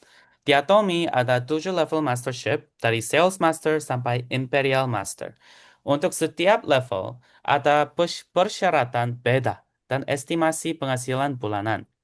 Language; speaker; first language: Indonesian; non-native, fluent; Korean